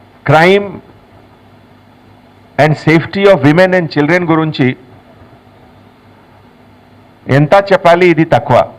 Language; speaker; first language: Telugu; non-native, local second language; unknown